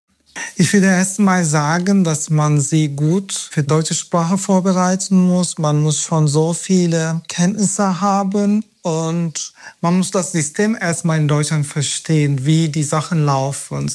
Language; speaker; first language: German; non-native, fluent; Turkish